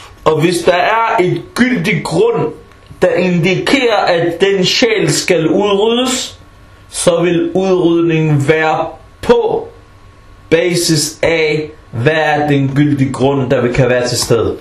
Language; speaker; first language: Danish; non-native, fluent; Arabic